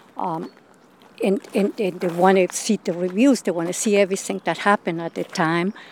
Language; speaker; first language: English; non-native, fluent; Spanish